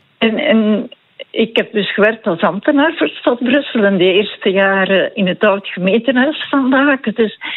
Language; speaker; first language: Dutch; native; Dutch